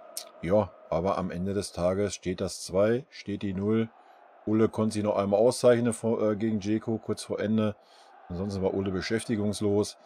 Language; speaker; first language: German; native; German